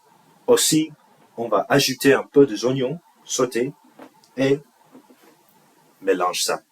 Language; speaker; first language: French; non-native, learner; English